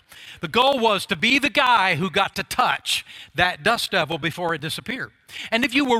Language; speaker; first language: English; native; English